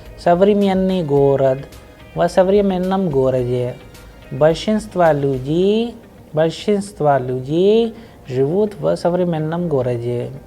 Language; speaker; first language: Russian; non-native, fluent; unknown